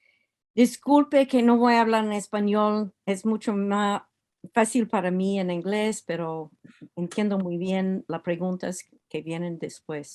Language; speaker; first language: Spanish; non-native, learner; English